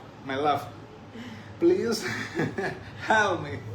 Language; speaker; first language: English; non-native, learner; Spanish